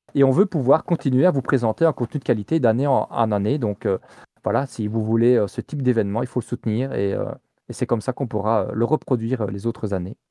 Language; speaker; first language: French; native; French